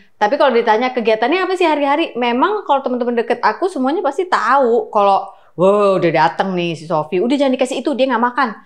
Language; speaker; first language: Indonesian; native; Indonesian